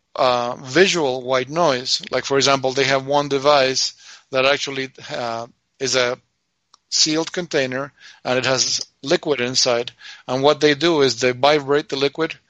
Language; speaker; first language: English; non-native, fluent; Spanish